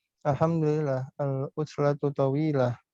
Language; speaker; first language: Arabic; non-native, learner; Indonesian